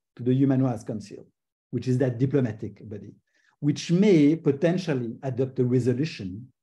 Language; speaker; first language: English; non-native, fluent; French